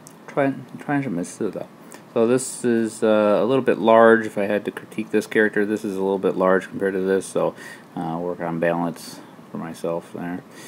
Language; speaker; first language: English; native; English